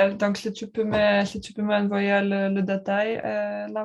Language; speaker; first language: French; non-native, learner; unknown